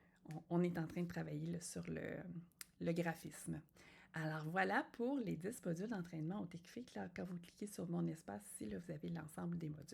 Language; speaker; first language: French; native; French